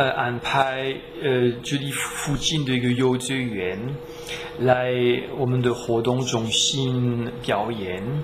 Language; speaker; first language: Chinese; non-native, fluent; French